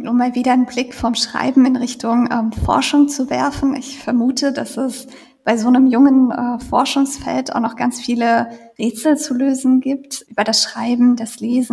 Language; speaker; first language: German; native; German